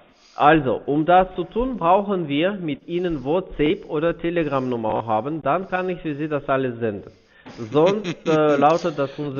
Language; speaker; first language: German; non-native, fluent; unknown